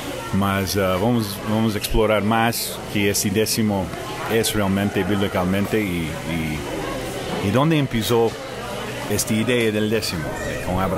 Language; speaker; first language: Spanish; non-native, fluent; English